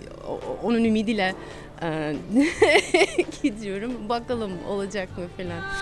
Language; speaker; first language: Turkish; non-native, fluent; English